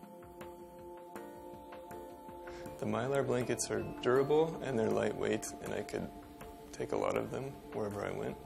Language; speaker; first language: English; native; English